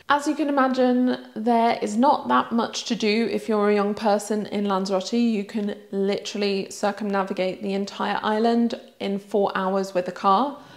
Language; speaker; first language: English; early bilingual, other home language; Swiss German